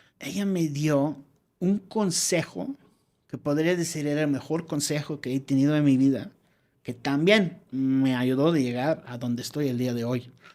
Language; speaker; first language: Spanish; non-native, fluent; English